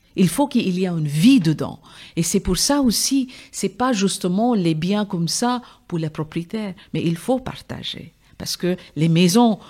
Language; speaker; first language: French; non-native, fluent; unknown